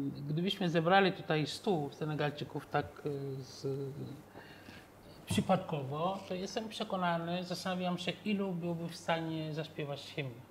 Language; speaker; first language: Polish; non-native, fluent; Wolof